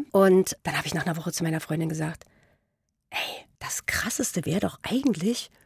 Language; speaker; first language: German; native; German